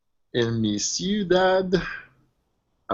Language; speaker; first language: Spanish; non-native, learner; English